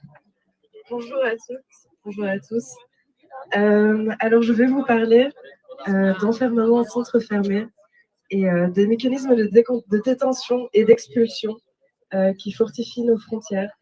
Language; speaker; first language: French; native; French